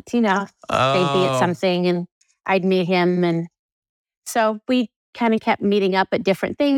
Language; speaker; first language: English; native; English